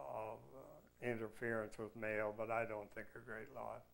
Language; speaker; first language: English; native; English